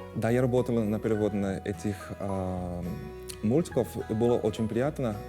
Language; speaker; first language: Russian; non-native, fluent; Portuguese